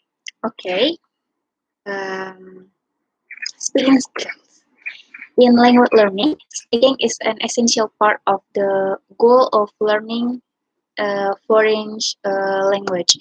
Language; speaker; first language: English; non-native, learner; Indonesian